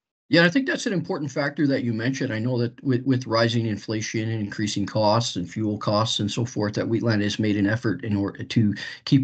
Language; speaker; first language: English; native; English